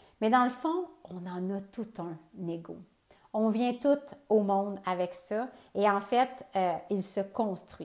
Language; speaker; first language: French; native; French